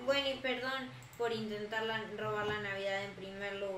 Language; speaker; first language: Spanish; native; Spanish